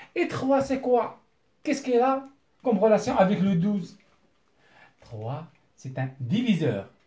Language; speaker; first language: French; non-native, local second language; Arabic